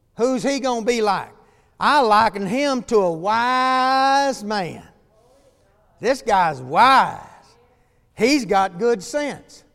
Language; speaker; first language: English; native; English